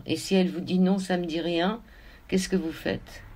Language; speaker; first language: French; native; French